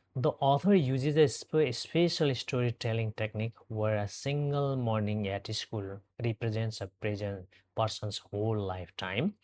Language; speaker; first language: English; non-native, local second language; Nepali